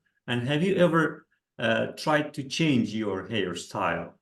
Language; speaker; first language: English; non-native, fluent; Kazakh